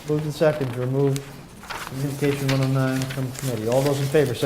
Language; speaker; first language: English; native; English